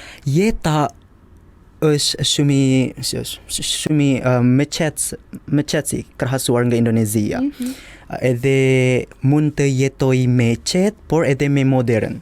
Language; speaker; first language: Albanian; non-native, learner; Indonesian